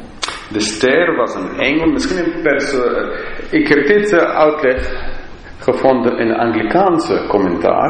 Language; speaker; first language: Dutch; non-native, fluent; English